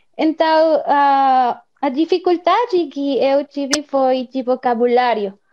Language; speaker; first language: Portuguese; non-native, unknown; Spanish